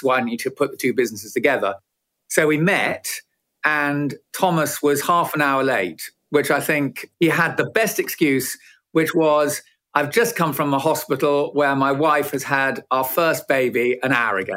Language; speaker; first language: English; native; English